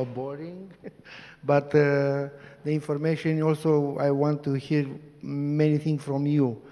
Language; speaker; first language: English; non-native, learner; Romanian